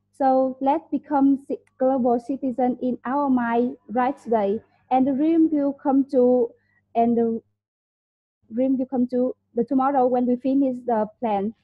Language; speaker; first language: English; non-native, learner; Vietnamese